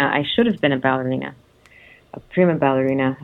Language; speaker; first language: English; non-native, fluent; Italian